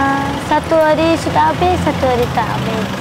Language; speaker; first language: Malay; non-native, local second language; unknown